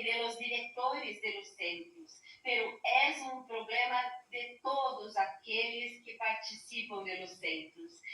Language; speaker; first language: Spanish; non-native, learner; Portuguese